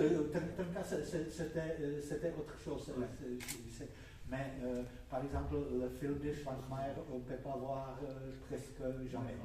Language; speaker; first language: French; non-native, fluent; Czech